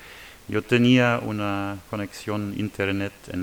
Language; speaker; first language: Spanish; non-native, learner; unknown